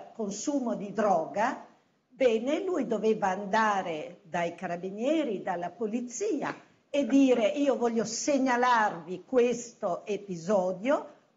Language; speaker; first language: Italian; native; Italian